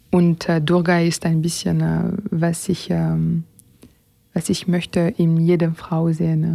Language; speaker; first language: German; non-native, learner; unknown